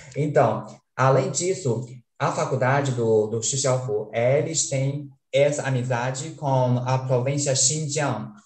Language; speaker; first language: Portuguese; non-native, fluent; Chinese